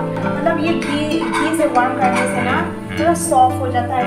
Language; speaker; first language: Hindi; non-native, local second language; Karbi